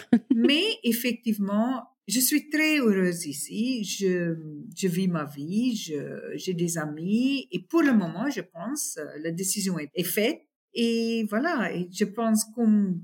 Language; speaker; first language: French; non-native, fluent; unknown